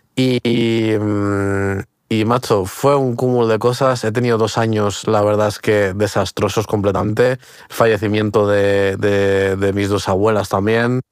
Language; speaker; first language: Spanish; early bilingual, other home language; Portuguese